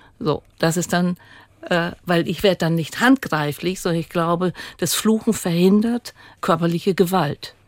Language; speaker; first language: German; native; German